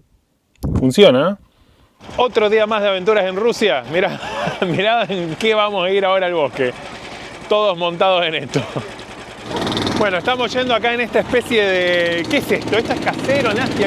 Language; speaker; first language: Spanish; native; Spanish